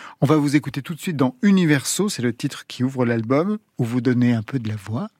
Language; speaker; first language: French; native; French